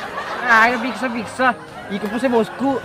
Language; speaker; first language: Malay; non-native, local second language; Buginese